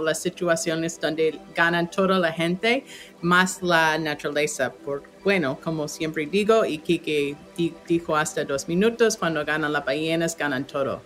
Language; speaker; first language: Spanish; non-native, fluent; English